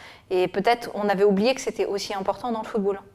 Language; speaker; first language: French; native; French